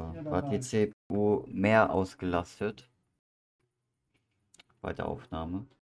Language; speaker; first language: German; native; German